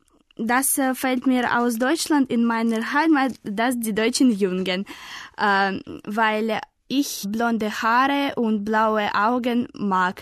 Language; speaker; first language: German; non-native, learner; Russian